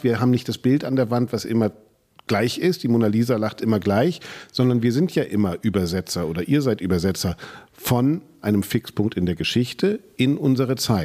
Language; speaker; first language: German; native; German